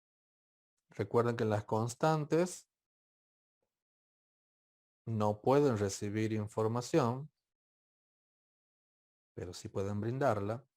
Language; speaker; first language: Spanish; native; Spanish